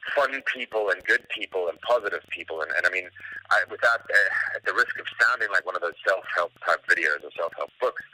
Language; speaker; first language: English; native; English